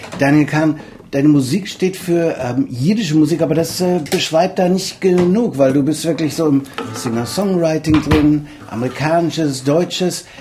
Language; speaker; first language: German; native; German